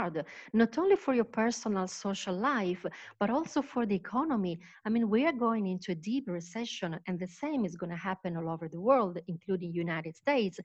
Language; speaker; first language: English; non-native, fluent; Italian